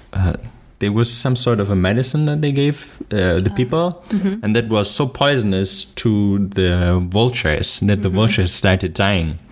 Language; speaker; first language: English; non-native, fluent; German